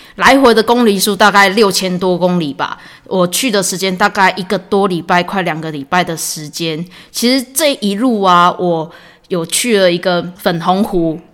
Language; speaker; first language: Chinese; native; Chinese